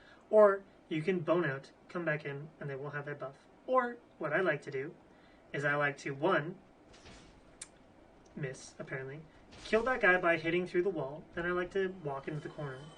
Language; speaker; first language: English; native; English